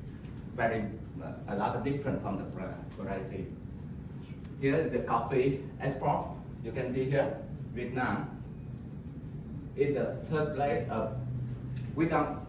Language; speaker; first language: English; non-native, learner; Vietnamese